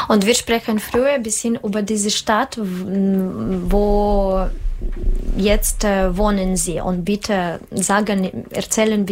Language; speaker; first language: German; non-native, learner; Russian